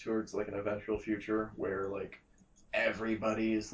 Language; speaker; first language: English; native; English